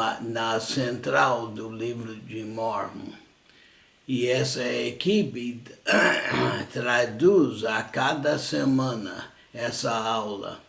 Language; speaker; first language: Portuguese; non-native, fluent; English